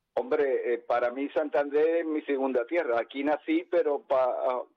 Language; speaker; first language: Spanish; native; Spanish